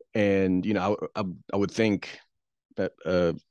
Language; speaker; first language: English; non-native, local second language; Filipino